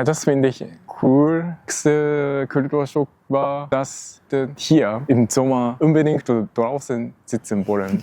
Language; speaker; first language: German; non-native, learner; Japanese